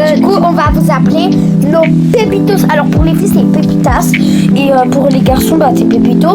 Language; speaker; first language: French; native; French